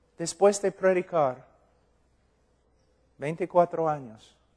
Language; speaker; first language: Spanish; non-native, fluent; English